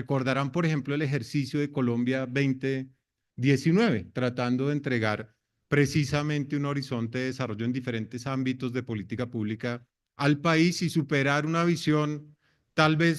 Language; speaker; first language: Spanish; native; Spanish